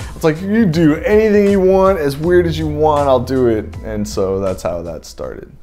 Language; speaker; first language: English; native; English